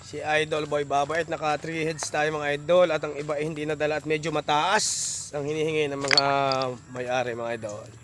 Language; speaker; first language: Filipino; native; Filipino